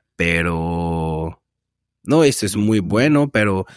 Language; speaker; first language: Spanish; non-native, learner; German